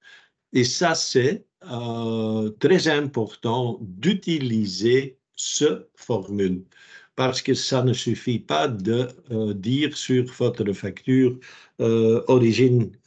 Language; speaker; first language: French; non-native, local second language; Dutch